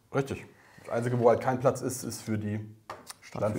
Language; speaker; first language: German; native; German